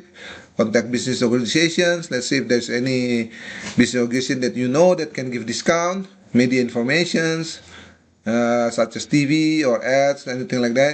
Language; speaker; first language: English; non-native, fluent; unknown